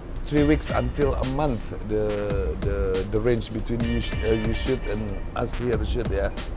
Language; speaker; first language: English; non-native, learner; Indonesian